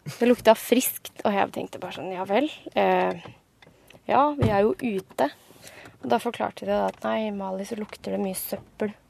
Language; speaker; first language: Norwegian; native; Norwegian